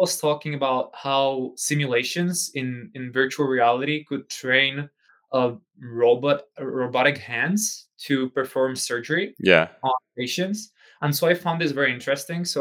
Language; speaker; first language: English; non-native, fluent; Czech